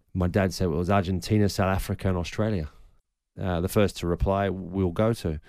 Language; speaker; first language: English; native; English